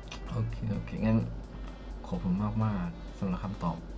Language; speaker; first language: Thai; non-native, learner; Indonesian